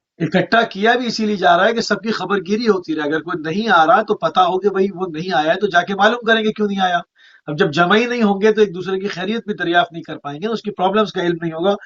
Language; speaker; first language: Urdu; native; Urdu